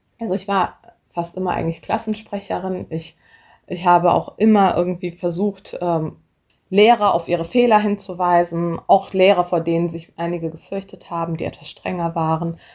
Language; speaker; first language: German; early bilingual, other home language; Turkish